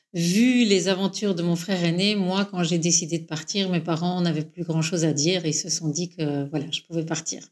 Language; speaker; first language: French; native; French